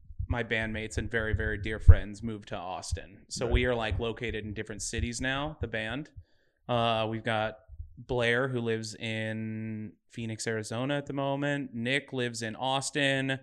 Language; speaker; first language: English; native; English